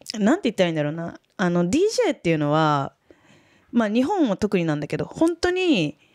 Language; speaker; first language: Japanese; native; Japanese